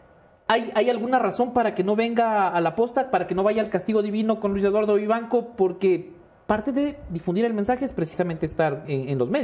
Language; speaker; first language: Spanish; native; Spanish